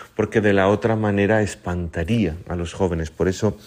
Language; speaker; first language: Spanish; native; Spanish